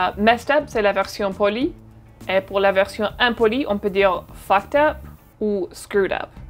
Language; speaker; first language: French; non-native, fluent; English